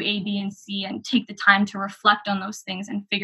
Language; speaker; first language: English; native; English